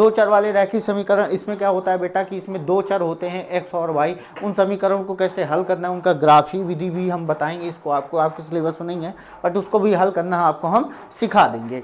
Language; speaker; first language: Hindi; native; Hindi